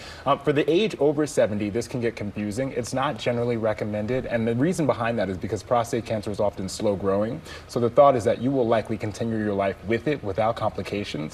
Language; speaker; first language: English; native; English